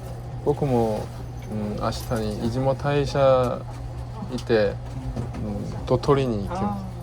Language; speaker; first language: Japanese; non-native, learner; Korean